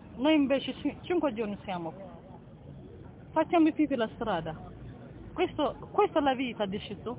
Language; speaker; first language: Italian; non-native, learner; Tigrinya